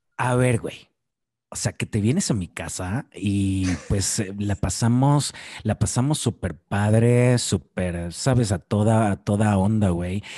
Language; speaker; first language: Spanish; native; Spanish